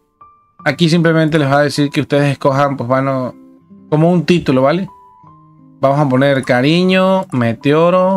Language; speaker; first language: Spanish; native; Spanish